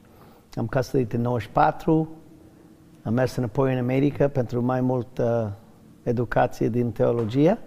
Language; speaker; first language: Romanian; non-native, learner; English